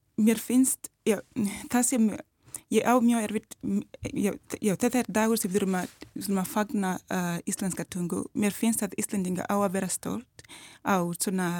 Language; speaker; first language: Icelandic; non-native, learner; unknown